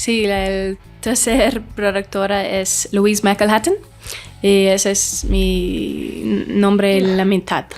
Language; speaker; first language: Spanish; non-native, learner; English